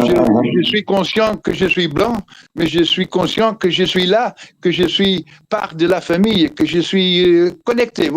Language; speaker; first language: French; non-native, fluent; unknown